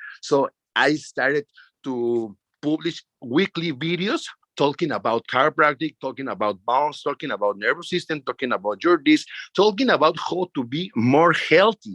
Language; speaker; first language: English; non-native, learner; Spanish